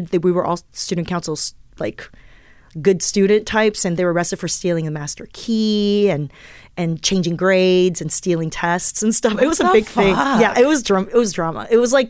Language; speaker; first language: English; early bilingual, other home language; Chinese